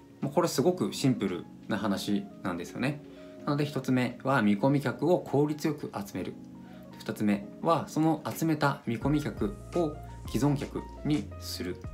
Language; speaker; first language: Japanese; native; Japanese